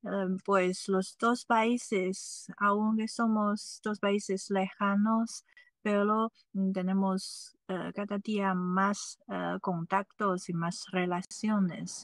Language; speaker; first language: Spanish; non-native, fluent; Chinese